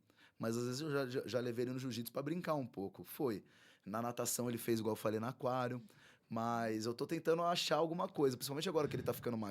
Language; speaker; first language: Portuguese; native; Portuguese